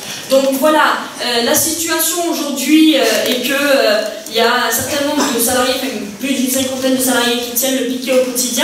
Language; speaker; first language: French; native; French